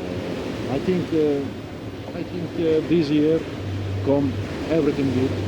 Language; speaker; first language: English; non-native, learner; Turkish